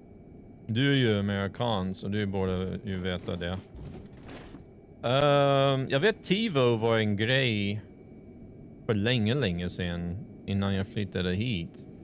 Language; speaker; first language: Swedish; non-native, fluent; English